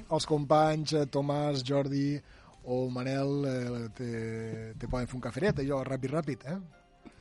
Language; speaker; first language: Catalan; native; Catalan